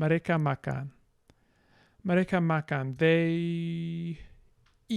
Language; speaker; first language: Indonesian; non-native, learner; English